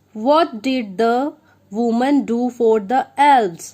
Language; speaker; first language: English; non-native, local second language; Punjabi